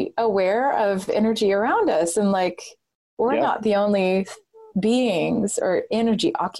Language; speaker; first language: English; native; English